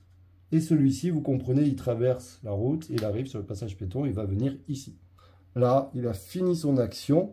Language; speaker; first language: French; native; French